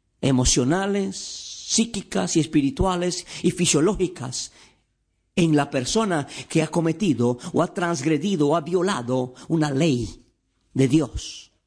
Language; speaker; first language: Spanish; native; Spanish